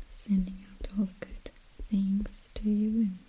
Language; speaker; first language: English; non-native, fluent; Russian